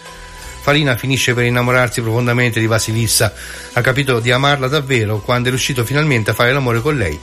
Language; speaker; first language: Italian; native; Italian